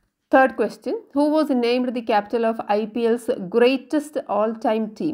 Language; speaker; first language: English; non-native, local second language; Malayalam